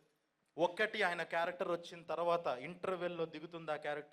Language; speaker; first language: Telugu; native; Telugu